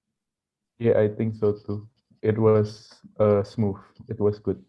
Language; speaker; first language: English; non-native, learner; Indonesian